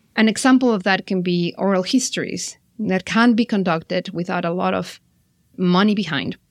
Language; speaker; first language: English; non-native, fluent; Spanish